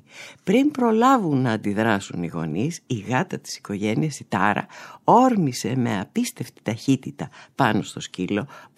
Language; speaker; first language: Greek; native; Greek